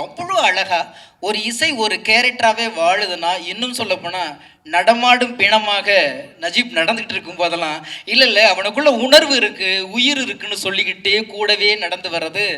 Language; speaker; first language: Tamil; native; Tamil